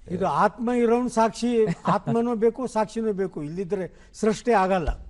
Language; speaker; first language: Kannada; non-native, local second language; Konkani